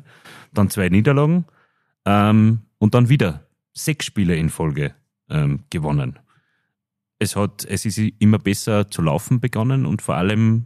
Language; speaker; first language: German; native; German